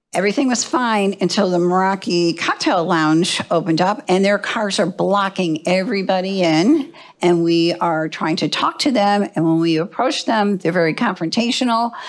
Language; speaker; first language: English; native; English